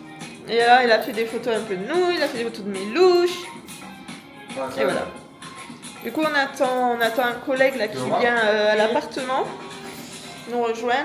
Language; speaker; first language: French; native; French